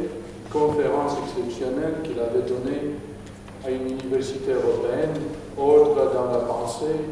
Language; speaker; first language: French; non-native, fluent; Romanian